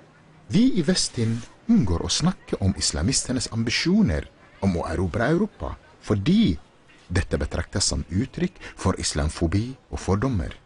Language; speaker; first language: Norwegian; non-native, fluent; Arabic